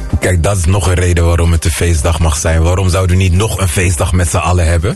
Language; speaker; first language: Dutch; non-native, local second language; Papiamento